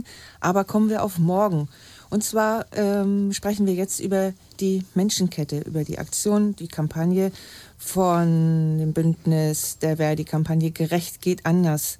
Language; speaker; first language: German; native; German